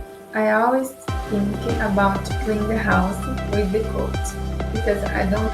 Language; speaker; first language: English; non-native, learner; Portuguese